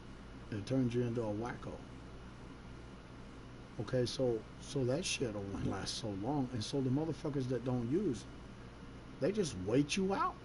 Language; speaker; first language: English; native; English